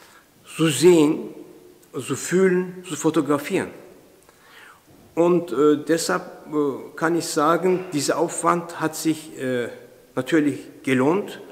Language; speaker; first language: German; non-native, fluent; Turkish